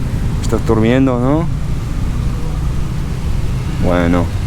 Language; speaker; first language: Spanish; non-native, learner; English